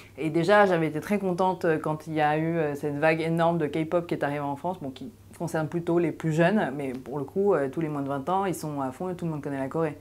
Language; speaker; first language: French; early bilingual, other home language; Korean